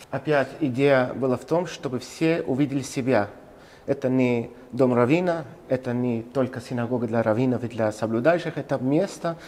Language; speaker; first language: Russian; non-native, fluent; Spanish